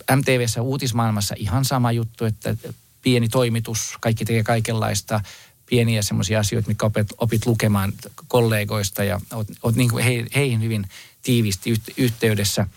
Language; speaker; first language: Finnish; native; Finnish